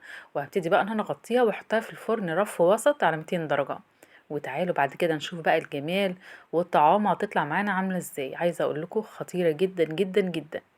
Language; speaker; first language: Arabic; native; Arabic